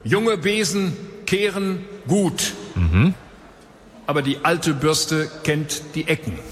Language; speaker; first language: German; native; German